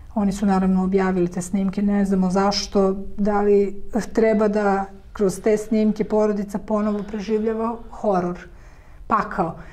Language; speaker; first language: Serbian; native; Serbian